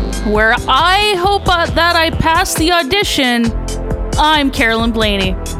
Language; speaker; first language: English; native; English